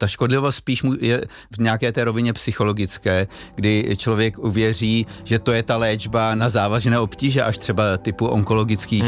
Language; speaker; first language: Czech; native; Czech